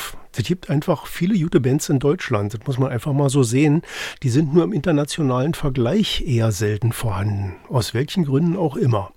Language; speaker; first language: German; native; German